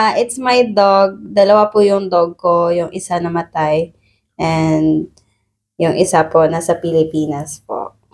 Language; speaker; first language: Filipino; non-native, local second language; Cebuano